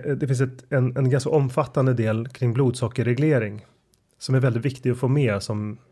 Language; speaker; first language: Swedish; native; Swedish